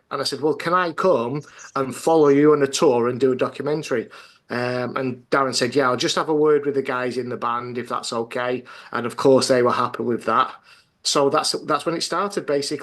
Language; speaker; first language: English; native; English